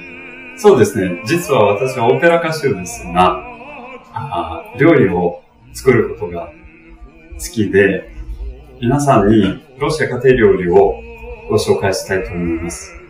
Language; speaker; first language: Japanese; non-native, fluent; Russian